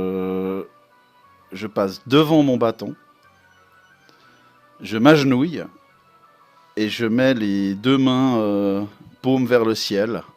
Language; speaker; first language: French; native; French